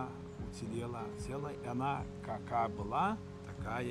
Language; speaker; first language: Russian; non-native, local second language; Lithuanian